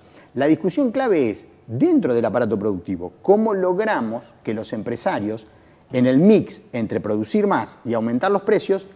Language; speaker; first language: Spanish; native; Spanish